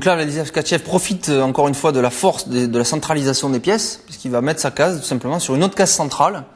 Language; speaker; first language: French; native; French